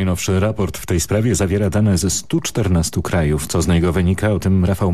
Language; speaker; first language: Polish; native; Polish